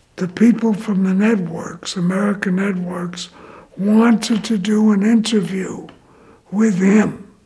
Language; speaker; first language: English; native; English